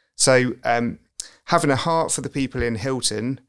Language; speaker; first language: English; native; English